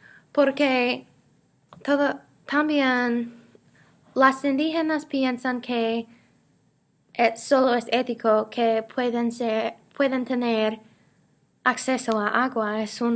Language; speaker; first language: Spanish; non-native, learner; English